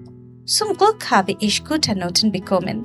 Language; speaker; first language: German; non-native, learner; Bangla